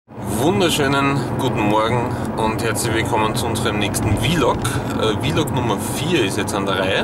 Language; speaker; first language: German; native; German